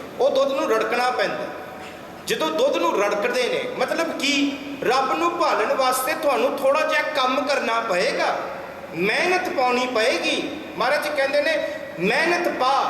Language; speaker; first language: Punjabi; early bilingual, heritage; Punjabi